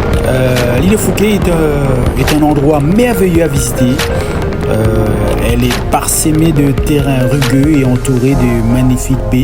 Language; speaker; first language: French; non-native, local second language; Morisyen